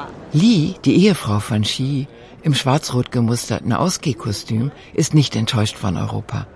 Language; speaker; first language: German; native; German